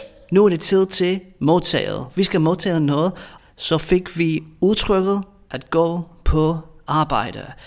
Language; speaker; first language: Danish; non-native, fluent; English